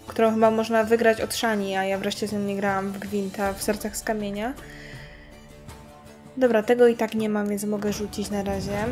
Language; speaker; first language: Polish; native; Polish